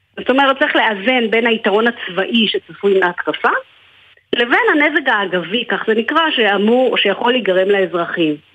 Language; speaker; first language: Hebrew; native; Hebrew